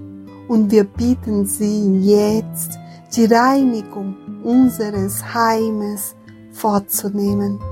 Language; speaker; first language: German; non-native, fluent; Portuguese